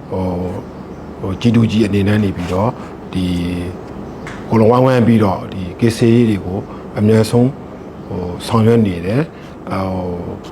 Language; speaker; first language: Burmese; native; Burmese